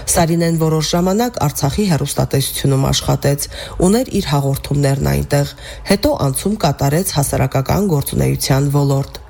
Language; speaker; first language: Armenian; native; Armenian